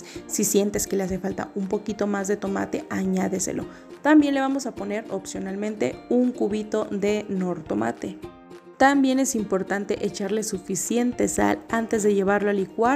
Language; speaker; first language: Spanish; native; Spanish